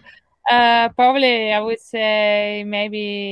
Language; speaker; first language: English; non-native, fluent; Dutch